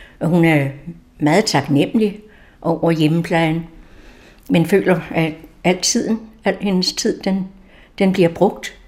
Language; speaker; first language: Danish; native; Danish